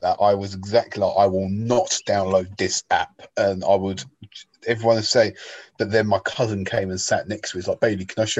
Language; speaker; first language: English; native; English